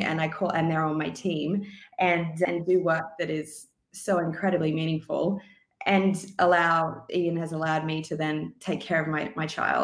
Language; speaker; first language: English; native; English